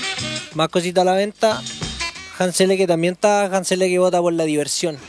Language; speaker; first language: Spanish; native; Spanish